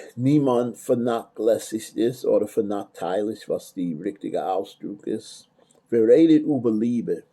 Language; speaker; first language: German; non-native, learner; English